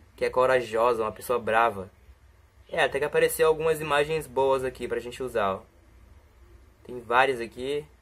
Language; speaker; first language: Portuguese; native; Portuguese